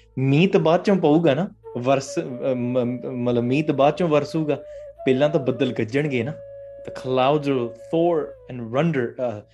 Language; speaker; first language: English; early bilingual, other home language; Punjabi